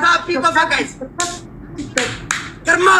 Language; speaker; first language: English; non-native, learner; Oromo